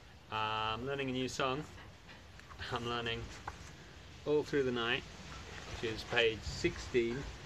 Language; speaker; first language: English; native; English